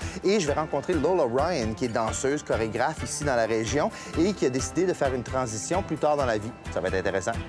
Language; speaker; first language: French; native; French